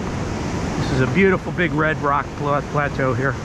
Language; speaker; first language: English; native; English